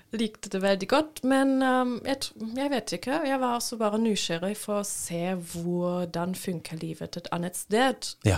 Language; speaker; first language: Norwegian; non-native, fluent; German